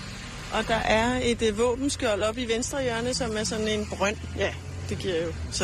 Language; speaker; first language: Danish; native; Danish